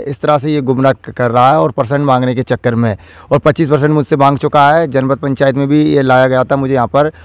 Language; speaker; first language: Hindi; native; Hindi